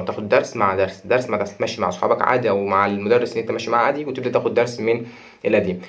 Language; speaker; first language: Arabic; native; Arabic